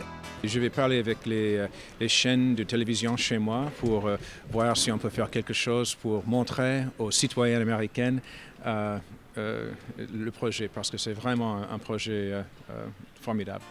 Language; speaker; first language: French; non-native, fluent; English